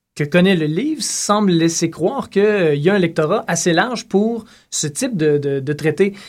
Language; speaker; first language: French; native; French